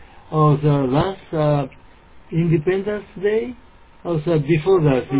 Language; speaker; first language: English; non-native, learner; Japanese